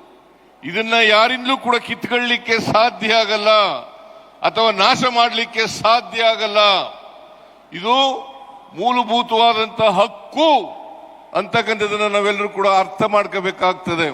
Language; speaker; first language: Kannada; native; Kannada